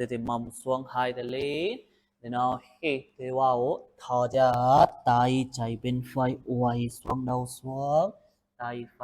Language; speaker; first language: Vietnamese; non-native, learner; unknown